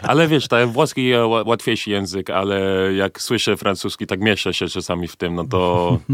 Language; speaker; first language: Polish; early bilingual, heritage; Polish